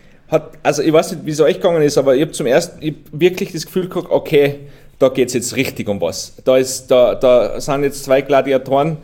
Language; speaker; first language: German; native; German